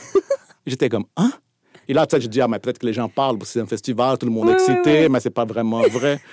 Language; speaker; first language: French; non-native, fluent; Portuguese